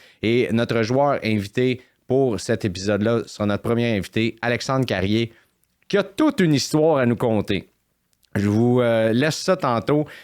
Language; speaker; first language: French; native; French